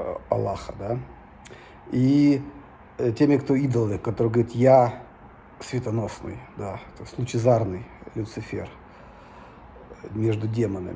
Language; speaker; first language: Russian; native; Russian